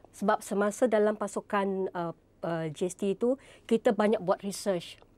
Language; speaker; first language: Malay; non-native, local second language; Iban